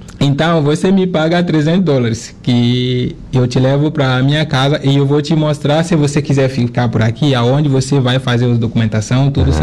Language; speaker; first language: Portuguese; non-native, fluent; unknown